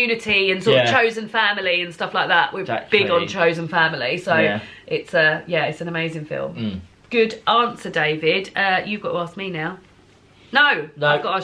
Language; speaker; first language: English; native; English